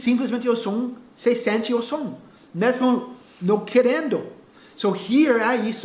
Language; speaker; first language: Portuguese; non-native, fluent; English